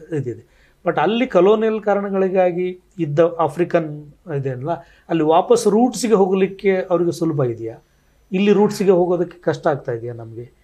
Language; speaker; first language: Kannada; native; Kannada